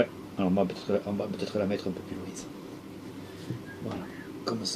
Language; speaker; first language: French; native; French